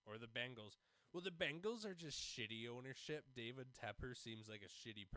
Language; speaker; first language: English; native; English